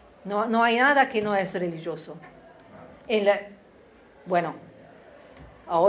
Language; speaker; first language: Spanish; non-native, learner; Italian